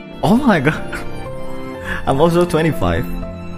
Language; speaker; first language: English; non-native, fluent; Indonesian